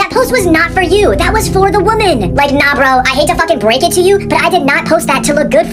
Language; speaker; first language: English; native; English